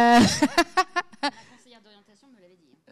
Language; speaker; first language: French; native; French